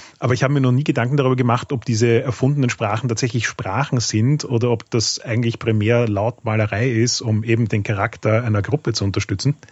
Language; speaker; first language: German; native; German